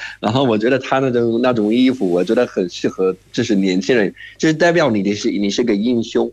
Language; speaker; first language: Chinese; non-native, fluent; Arabic